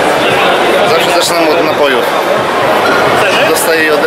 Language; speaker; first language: Polish; native; Polish